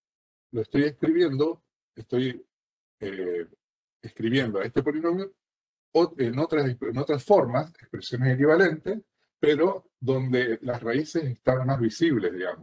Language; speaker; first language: Spanish; native; Spanish